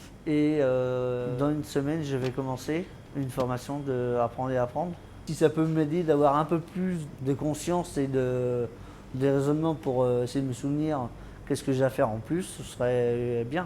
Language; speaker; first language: French; native; French